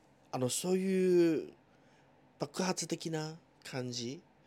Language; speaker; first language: Japanese; non-native, fluent; Chinese